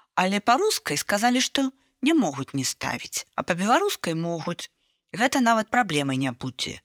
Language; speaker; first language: Belarusian; non-native, local second language; Russian